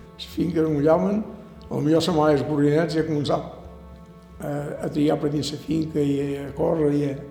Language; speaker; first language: Catalan; native; Catalan